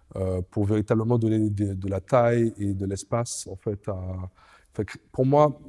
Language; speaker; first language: French; native; French